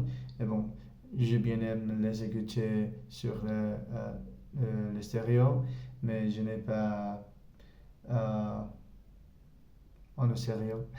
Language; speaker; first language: French; non-native, learner; Spanish